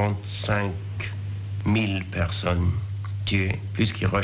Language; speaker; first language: French; non-native, fluent; English